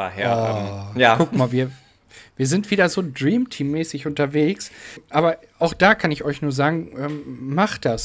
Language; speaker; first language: German; native; German